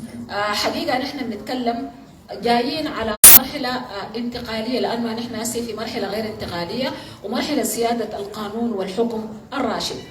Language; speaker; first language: Arabic; native; Arabic